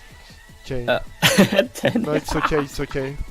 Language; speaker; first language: English; non-native, learner; French